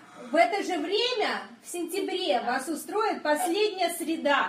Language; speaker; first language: Russian; native; Russian